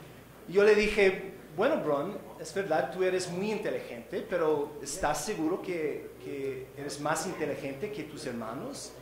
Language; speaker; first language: Spanish; non-native, fluent; English